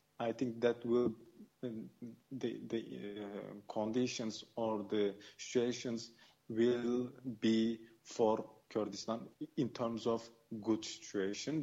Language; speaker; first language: English; non-native, fluent; Kurdish